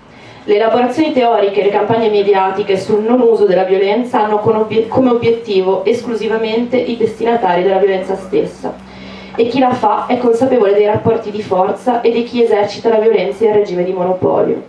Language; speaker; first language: Italian; native; Italian